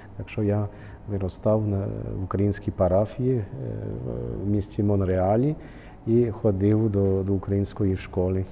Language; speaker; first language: Ukrainian; early bilingual, heritage; Ukrainian